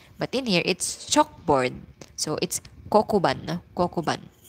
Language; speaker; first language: English; non-native, local second language; Filipino